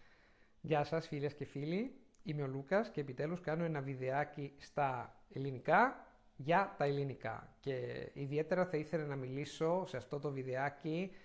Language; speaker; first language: Greek; non-native, fluent; Italian